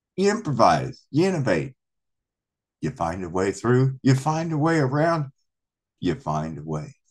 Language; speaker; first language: English; native; English